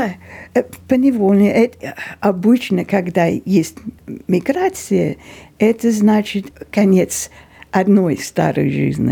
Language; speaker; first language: Russian; non-native, fluent; English